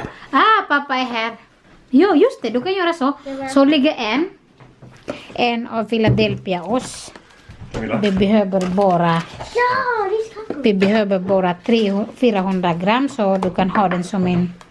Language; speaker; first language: Swedish; non-native, learner; Cebuano